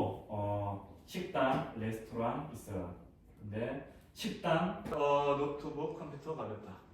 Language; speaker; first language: Korean; non-native, fluent; Russian